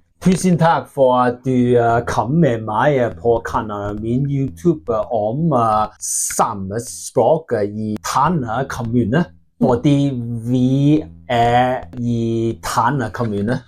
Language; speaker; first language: Norwegian; non-native, learner; Welsh